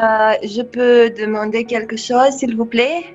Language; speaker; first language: French; non-native, fluent; Romanian